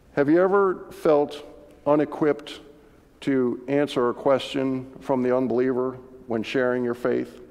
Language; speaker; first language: English; native; English